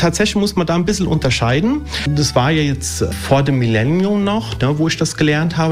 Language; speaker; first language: German; early bilingual, other home language; Italian